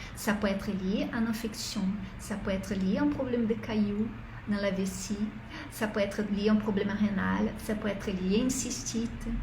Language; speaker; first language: French; non-native, fluent; Portuguese